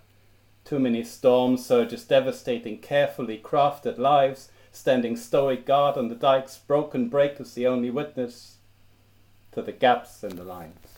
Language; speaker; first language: English; non-native, fluent; German